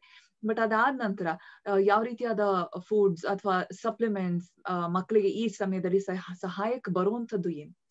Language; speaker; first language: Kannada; native; Kannada